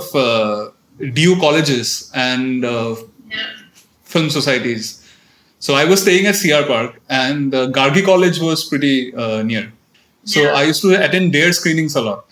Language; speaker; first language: English; non-native, local second language; Assamese